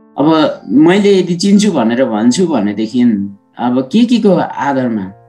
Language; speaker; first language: Nepali; non-native, local second language; Sherpa